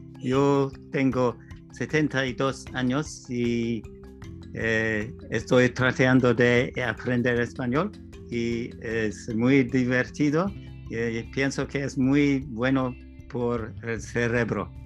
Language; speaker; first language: Spanish; non-native, learner; English